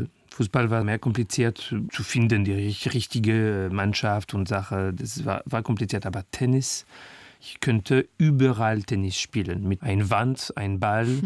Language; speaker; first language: German; non-native, fluent; French